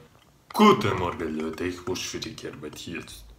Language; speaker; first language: German; non-native, learner; Russian